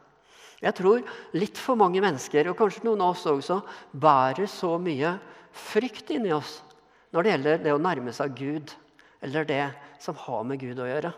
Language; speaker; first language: Norwegian; native; Norwegian